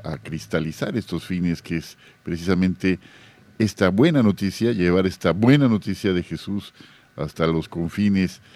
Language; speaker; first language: Spanish; native; Spanish